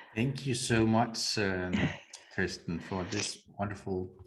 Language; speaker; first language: English; non-native, fluent; Danish